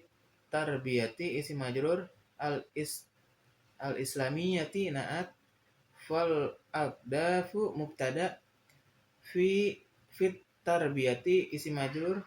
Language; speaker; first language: Arabic; non-native, learner; Indonesian